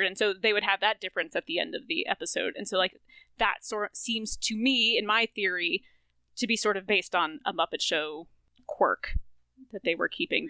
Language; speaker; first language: English; native; English